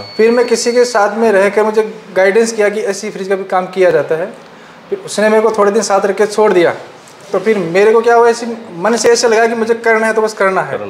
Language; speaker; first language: Hindi; native; Hindi